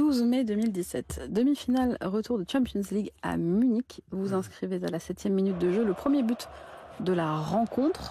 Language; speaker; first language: French; native; French